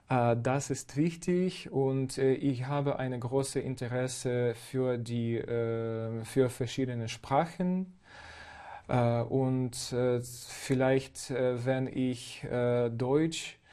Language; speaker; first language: German; non-native, fluent; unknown